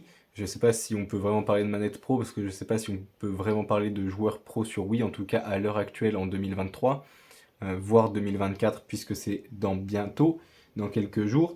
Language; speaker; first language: French; native; French